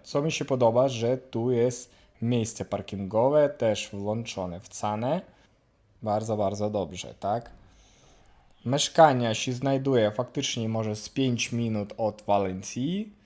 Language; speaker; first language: Polish; non-native, learner; Ukrainian